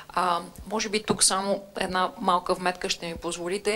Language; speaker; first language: Bulgarian; native; Bulgarian